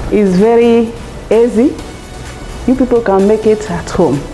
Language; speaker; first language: English; non-native, fluent; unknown